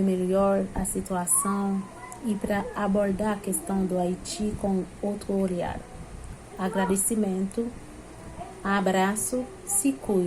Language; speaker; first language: Portuguese; non-native, fluent; Haitian Creole